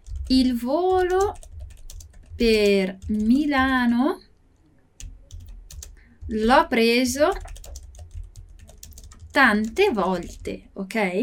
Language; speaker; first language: Italian; non-native, fluent; Portuguese